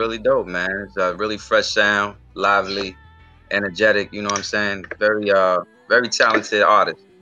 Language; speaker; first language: English; native; English